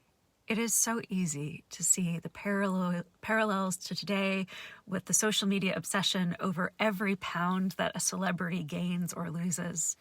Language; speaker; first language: English; native; English